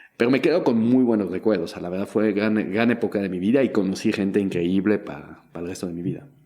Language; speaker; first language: Spanish; non-native, fluent; French